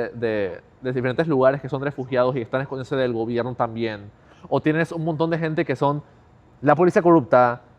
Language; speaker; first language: Spanish; native; Spanish